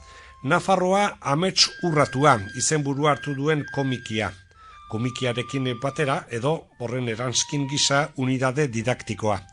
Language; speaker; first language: Basque; native; Basque